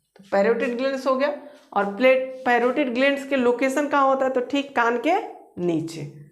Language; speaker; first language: Hindi; native; Hindi